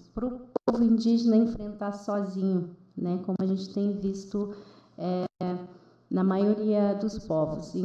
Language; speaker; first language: Portuguese; non-native, local second language; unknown